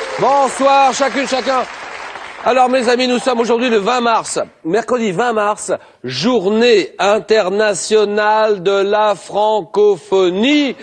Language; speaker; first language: French; native; French